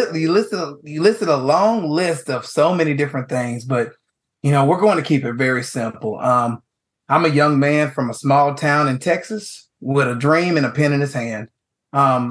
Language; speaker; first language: English; native; English